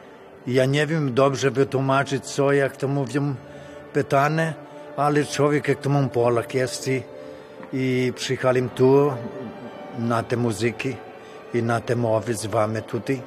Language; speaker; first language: Polish; early bilingual, heritage; Polish